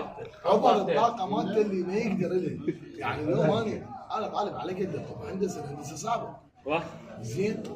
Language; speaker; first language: Arabic; native; Arabic